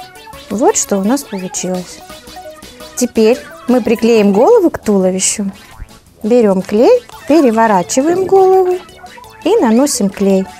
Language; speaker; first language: Russian; native; Russian